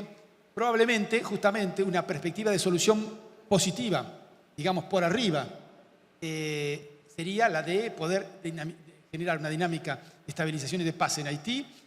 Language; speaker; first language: Spanish; native; Spanish